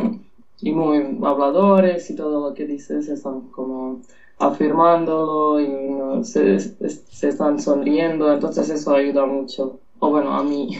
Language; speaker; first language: Spanish; non-native, fluent; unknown